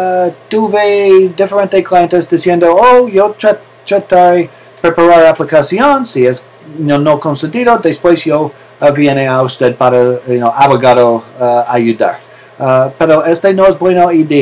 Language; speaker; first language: Spanish; non-native, learner; English